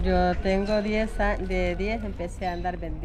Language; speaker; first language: Spanish; native; Spanish